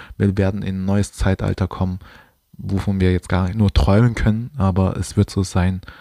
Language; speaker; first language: German; non-native, fluent; Chinese